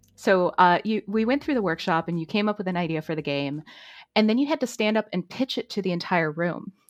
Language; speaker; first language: English; native; English